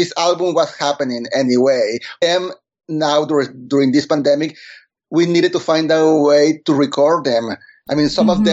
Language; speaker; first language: English; non-native, fluent; Spanish